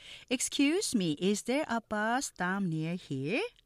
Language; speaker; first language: English; non-native, fluent; Korean